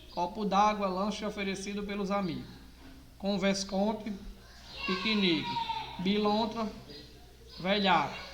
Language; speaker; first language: Portuguese; native; Portuguese